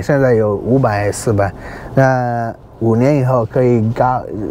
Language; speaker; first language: Chinese; non-native, learner; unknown